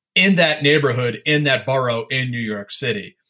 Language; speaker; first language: English; native; English